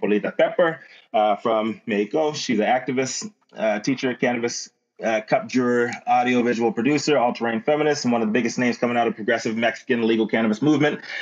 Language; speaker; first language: English; native; English